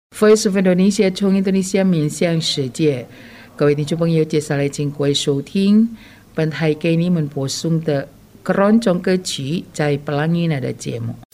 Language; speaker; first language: Chinese; early bilingual, heritage; Chinese